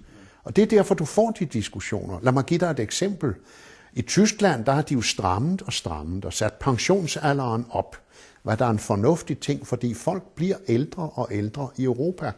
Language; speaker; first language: Danish; native; Danish